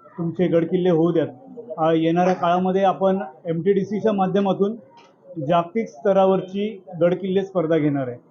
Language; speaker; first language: Marathi; native; Marathi